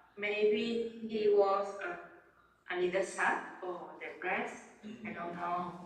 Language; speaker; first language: English; non-native, learner; Spanish